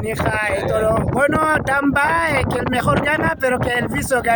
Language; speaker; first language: Spanish; non-native, learner; French